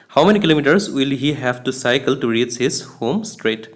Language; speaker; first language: English; non-native, local second language; Assamese